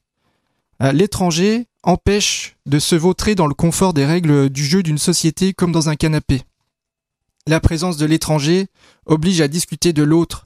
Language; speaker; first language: French; native; French